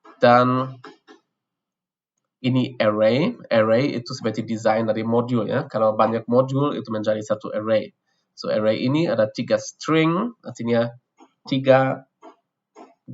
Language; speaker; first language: Indonesian; non-native, fluent; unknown